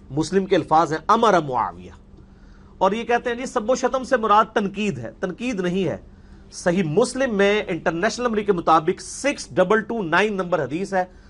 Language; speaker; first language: Urdu; non-native, local second language; Punjabi